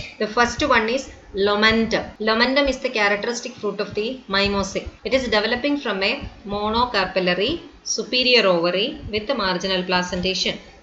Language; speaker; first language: English; non-native, local second language; Malayalam